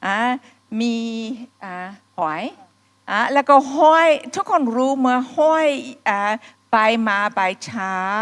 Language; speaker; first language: Thai; non-native, fluent; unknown